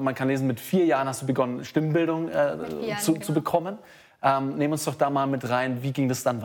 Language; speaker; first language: German; native; German